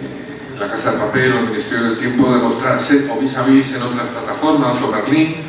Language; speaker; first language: Spanish; native; Spanish